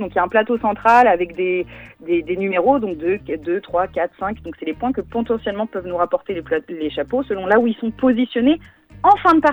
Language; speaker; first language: French; native; French